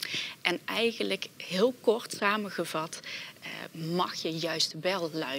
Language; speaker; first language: Dutch; native; Dutch